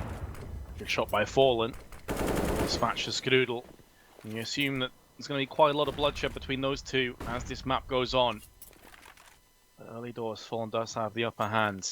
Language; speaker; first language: English; native; English